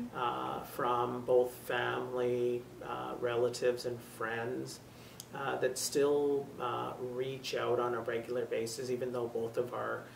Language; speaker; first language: English; native; English